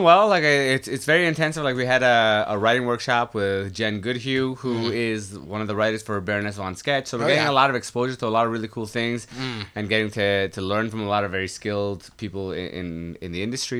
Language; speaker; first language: English; non-native, fluent; Persian